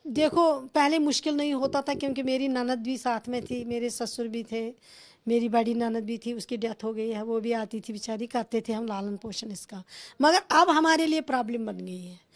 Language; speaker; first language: Hindi; non-native, local second language; Kashmiri